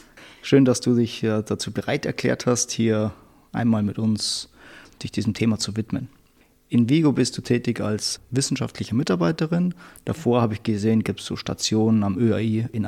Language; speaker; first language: German; native; German